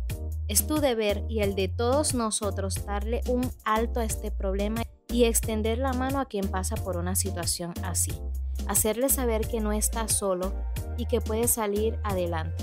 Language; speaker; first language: Spanish; native; Spanish